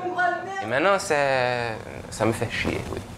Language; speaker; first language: French; non-native, learner; Spanish